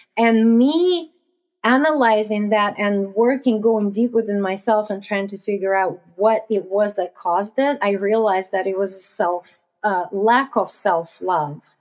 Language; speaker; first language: English; non-native, fluent; Russian